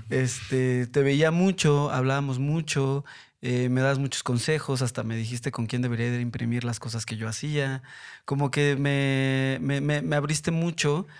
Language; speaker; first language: Spanish; native; Spanish